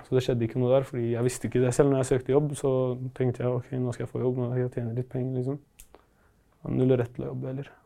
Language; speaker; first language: Norwegian; early bilingual, other home language; Arabic